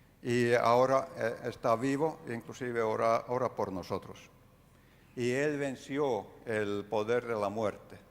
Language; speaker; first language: Spanish; non-native, fluent; Finnish